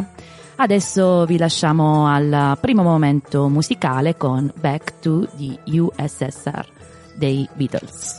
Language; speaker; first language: Italian; native; Italian